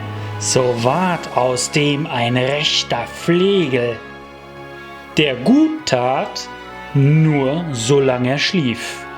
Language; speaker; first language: German; native; German